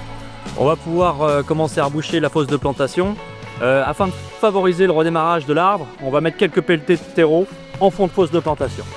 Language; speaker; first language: French; native; French